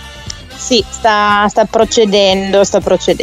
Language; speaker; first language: Italian; native; Italian